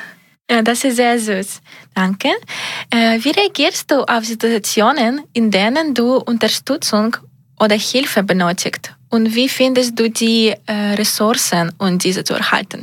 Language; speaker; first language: German; non-native, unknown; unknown